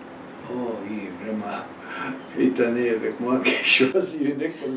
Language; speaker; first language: French; non-native, fluent; English